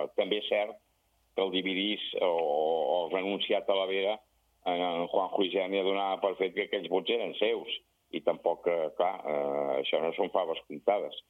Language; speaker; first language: Catalan; native; Catalan